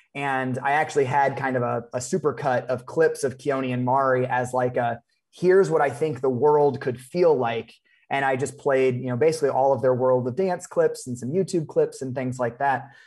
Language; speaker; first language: English; native; English